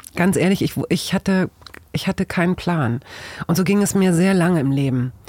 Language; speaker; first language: German; native; German